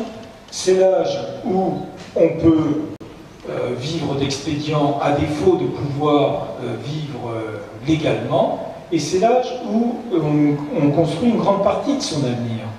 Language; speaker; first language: French; native; French